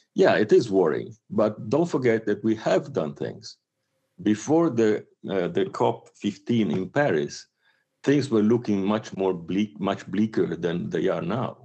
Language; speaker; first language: English; non-native, fluent; Italian